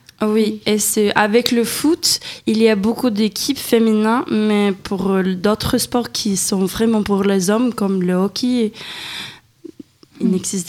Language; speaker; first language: French; non-native, fluent; Swedish